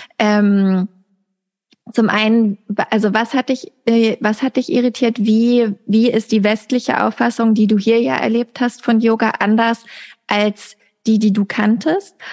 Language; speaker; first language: German; native; German